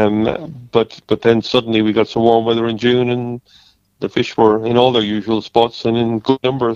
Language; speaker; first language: English; native; English